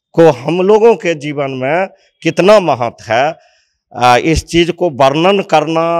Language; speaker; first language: Hindi; native; Hindi